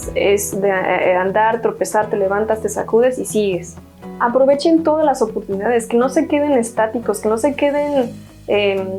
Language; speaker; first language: Spanish; native; Spanish